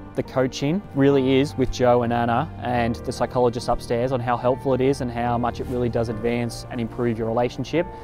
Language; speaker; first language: English; native; English